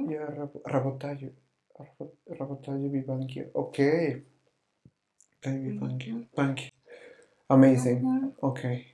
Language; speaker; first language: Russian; non-native, learner; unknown